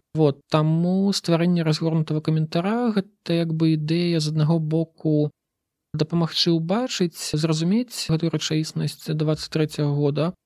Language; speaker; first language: Belarusian; non-native, local second language; Russian